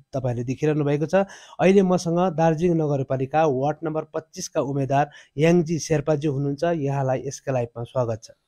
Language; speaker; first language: Nepali; native; Nepali